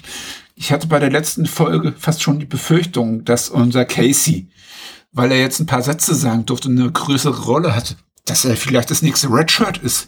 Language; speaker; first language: German; native; German